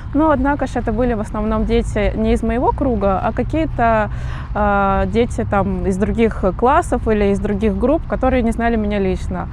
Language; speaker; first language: Russian; native; Russian